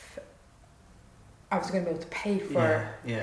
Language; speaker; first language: English; native; English